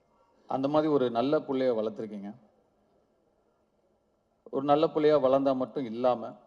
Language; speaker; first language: Tamil; native; Tamil